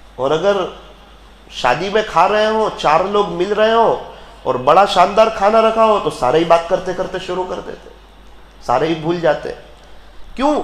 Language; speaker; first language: Urdu; non-native, local second language; Gujarati